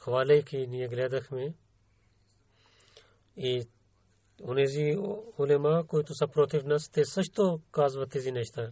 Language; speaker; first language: Bulgarian; non-native, learner; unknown